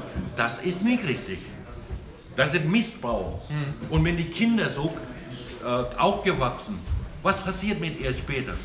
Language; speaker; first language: German; non-native, learner; Thai